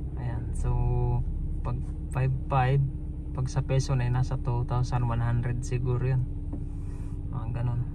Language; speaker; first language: Filipino; native; Filipino